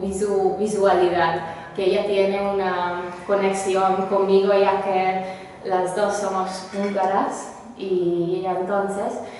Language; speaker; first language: Spanish; non-native, fluent; Hungarian